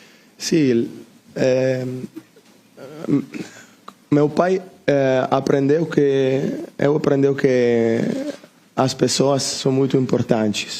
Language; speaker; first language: Portuguese; non-native, learner; Italian